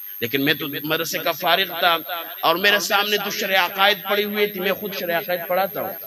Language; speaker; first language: Urdu; non-native, local second language; Pashto